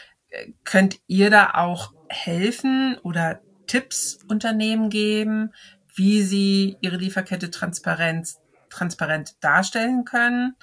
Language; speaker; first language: German; native; German